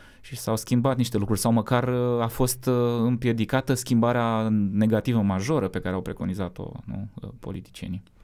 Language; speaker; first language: Romanian; native; Romanian